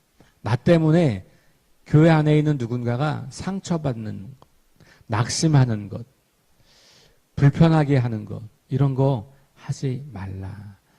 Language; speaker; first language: Korean; native; Korean